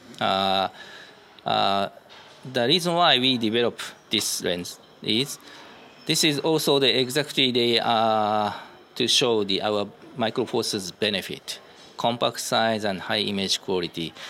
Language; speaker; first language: English; non-native, learner; Japanese